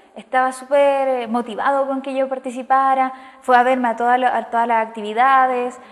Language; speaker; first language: Spanish; native; Spanish